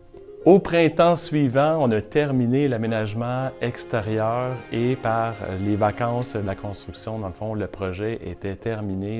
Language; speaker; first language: French; native; French